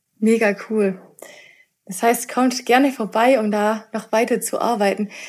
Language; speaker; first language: German; native; German